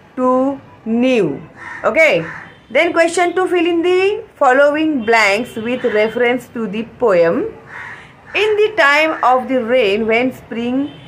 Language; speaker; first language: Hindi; non-native, local second language; Marathi